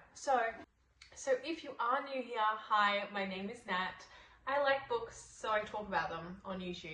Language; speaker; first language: English; native; English